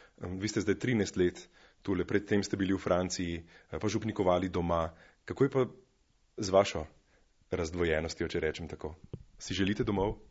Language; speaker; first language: Slovenian; native; Slovenian